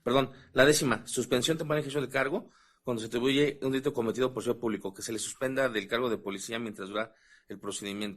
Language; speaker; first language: Spanish; native; Spanish